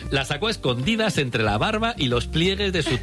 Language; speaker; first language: Spanish; native; Spanish